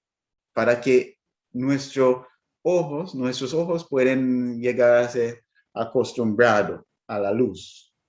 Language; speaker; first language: Spanish; non-native, fluent; English